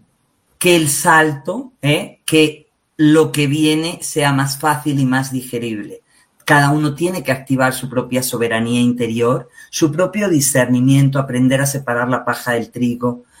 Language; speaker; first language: Spanish; native; Spanish